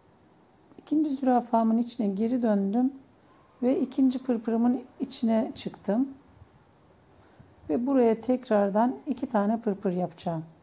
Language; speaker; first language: Turkish; native; Turkish